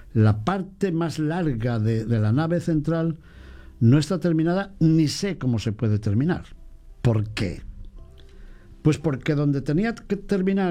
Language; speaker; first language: Spanish; native; Spanish